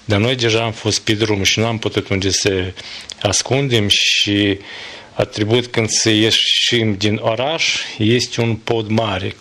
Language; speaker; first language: Romanian; non-native, learner; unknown